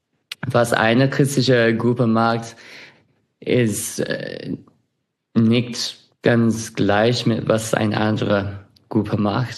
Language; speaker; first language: German; non-native, fluent; English